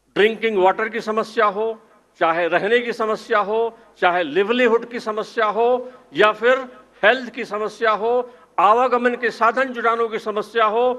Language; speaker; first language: Hindi; native; Hindi